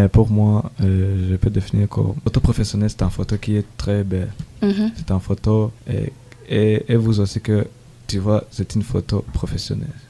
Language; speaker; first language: French; non-native, learner; Rundi